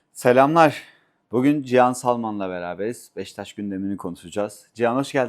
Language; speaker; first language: Turkish; native; Turkish